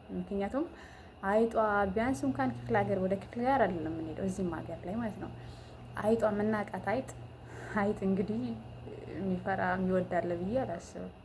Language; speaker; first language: Amharic; non-native, local second language; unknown